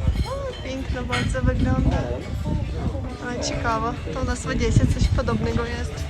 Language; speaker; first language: Polish; non-native, learner; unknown